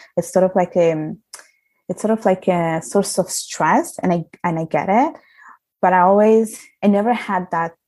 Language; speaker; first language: English; non-native, fluent; Italian